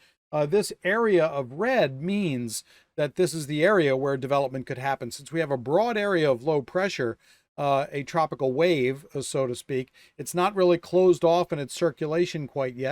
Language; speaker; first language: English; native; English